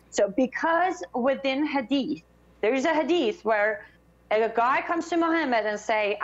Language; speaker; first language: English; non-native, fluent; Persian